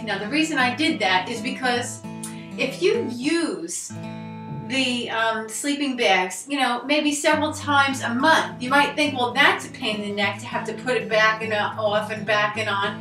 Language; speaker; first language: English; native; English